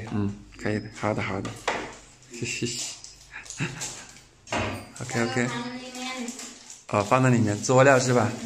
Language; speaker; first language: Chinese; native; Chinese